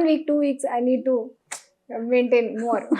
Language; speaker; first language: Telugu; non-native, local second language; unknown